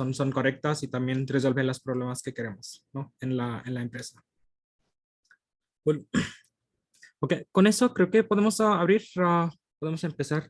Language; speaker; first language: Spanish; non-native, fluent; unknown